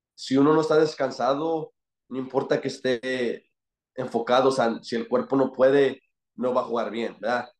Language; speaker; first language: Spanish; early bilingual, heritage; Spanish